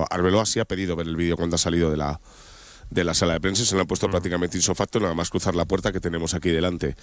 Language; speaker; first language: Spanish; native; Spanish